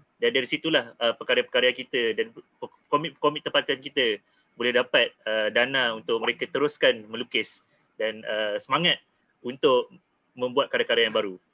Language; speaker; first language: Malay; native; Malay